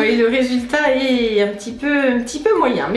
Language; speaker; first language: French; native; French